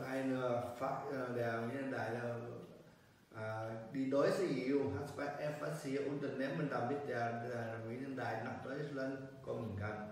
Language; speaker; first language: German; non-native, learner; Vietnamese